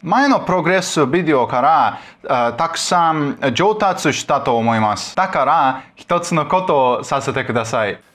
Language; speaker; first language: Japanese; non-native, learner; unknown